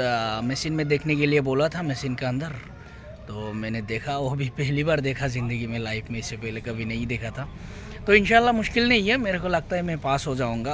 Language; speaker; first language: Hindi; non-native, local second language; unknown